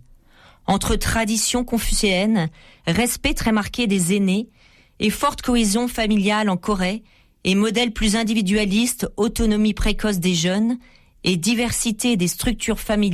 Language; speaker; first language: French; native; French